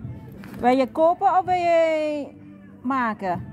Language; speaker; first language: Dutch; non-native, learner; Indonesian